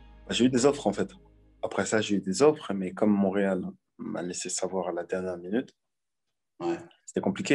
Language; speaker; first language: French; native; French